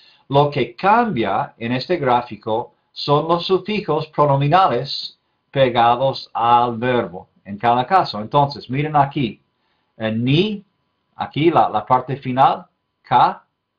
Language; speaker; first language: Spanish; non-native, fluent; English